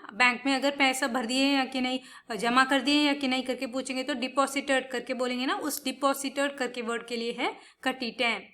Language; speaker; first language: Hindi; non-native, local second language; Tamil